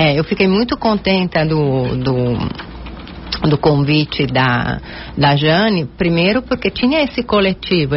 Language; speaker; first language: Portuguese; non-native, fluent; Italian